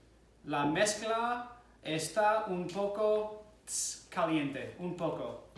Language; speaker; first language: Spanish; non-native, fluent; English